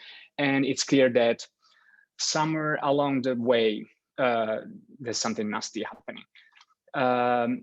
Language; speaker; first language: English; non-native, fluent; Italian